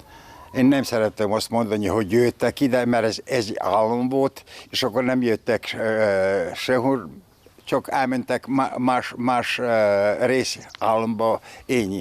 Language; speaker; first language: Hungarian; early bilingual, heritage; Hungarian